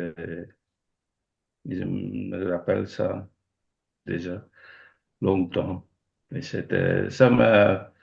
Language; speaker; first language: French; non-native, fluent; Dutch